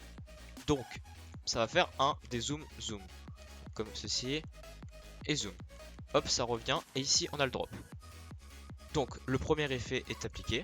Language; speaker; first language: French; native; French